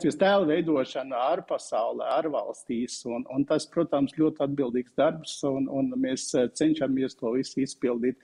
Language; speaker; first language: Latvian; non-native, fluent; Uzbek